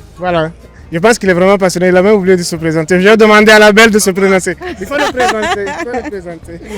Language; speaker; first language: French; non-native, local second language; Wolof